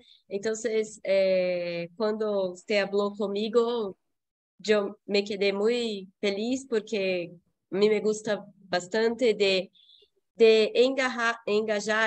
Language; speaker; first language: Spanish; non-native, fluent; Portuguese